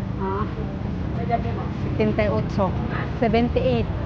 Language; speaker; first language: Filipino; non-native, local second language; Waray